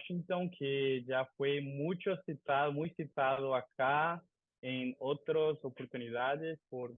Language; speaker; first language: Spanish; non-native, learner; Portuguese